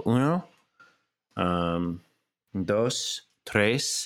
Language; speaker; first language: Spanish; non-native, learner; English